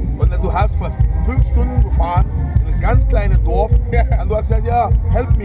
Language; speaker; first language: German; non-native, fluent; English